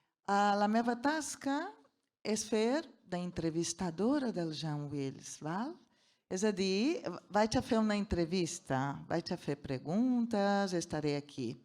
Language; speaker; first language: Catalan; non-native, learner; Portuguese